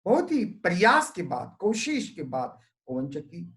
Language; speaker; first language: Hindi; non-native, local second language; Marathi